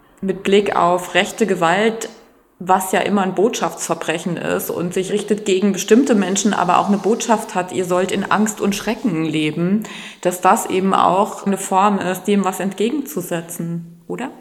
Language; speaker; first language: German; native; German